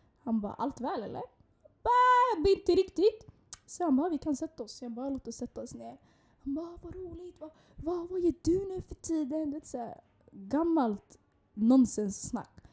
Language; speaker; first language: Swedish; early bilingual, other home language; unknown